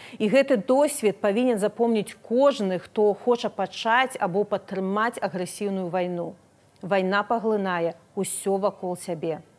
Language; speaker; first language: Belarusian; non-native, local second language; Russian